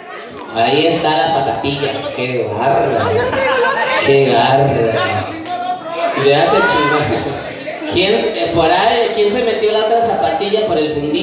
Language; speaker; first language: Spanish; native; Spanish